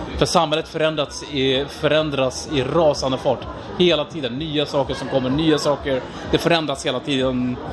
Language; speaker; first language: Swedish; non-native, fluent; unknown